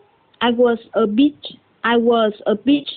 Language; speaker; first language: English; non-native, learner; Vietnamese